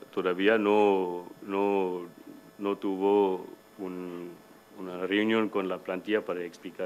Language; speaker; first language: Spanish; non-native, fluent; English